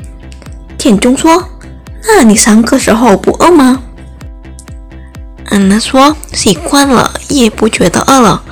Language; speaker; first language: Chinese; non-native, learner; Indonesian